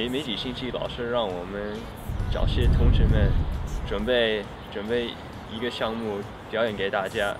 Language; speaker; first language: Chinese; early bilingual, heritage; Chinese